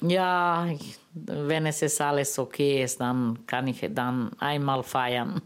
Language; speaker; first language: German; non-native, learner; Romany